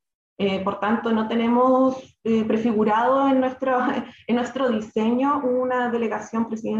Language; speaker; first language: Spanish; native; Spanish